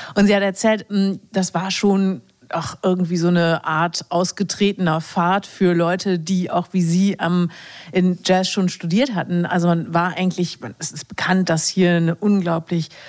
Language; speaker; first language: German; native; German